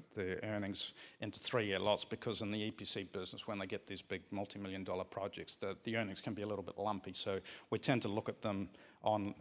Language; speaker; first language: English; native; English